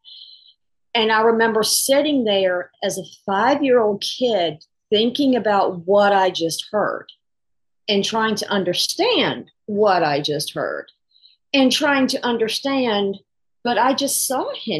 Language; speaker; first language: English; native; English